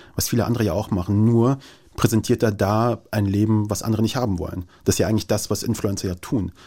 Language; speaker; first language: German; native; German